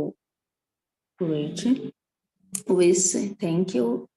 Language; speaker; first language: English; non-native, learner; Portuguese